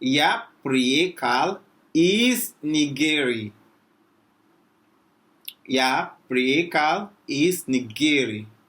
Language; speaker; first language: Russian; non-native, learner; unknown